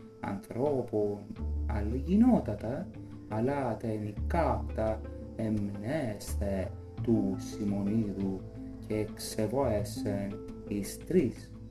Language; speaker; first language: Greek; non-native, learner; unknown